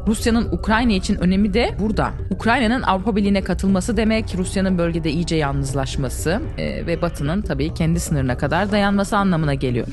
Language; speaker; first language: Turkish; native; Turkish